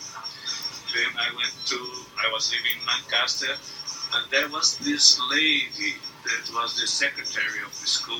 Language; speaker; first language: English; non-native, fluent; Portuguese